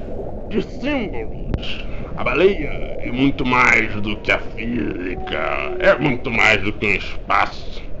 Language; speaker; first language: Portuguese; native; Portuguese